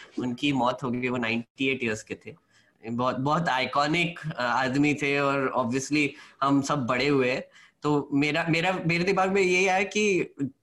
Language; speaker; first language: Hindi; non-native, local second language; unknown